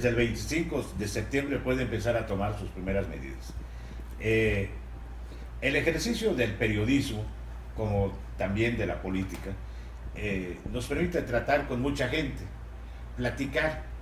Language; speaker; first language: Spanish; native; Spanish